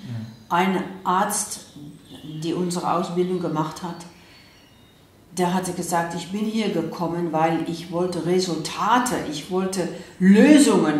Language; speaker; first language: German; non-native, fluent; Dutch